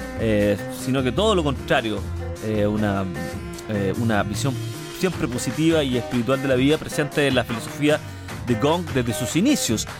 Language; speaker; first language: Spanish; native; Spanish